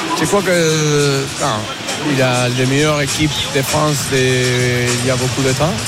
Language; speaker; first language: French; non-native, learner; Spanish